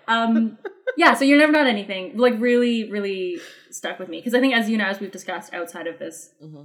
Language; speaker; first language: English; early bilingual, other home language; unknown